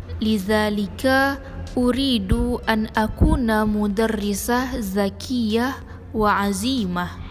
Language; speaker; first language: Arabic; non-native, learner; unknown